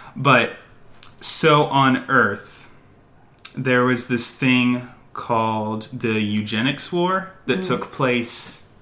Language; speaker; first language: English; native; English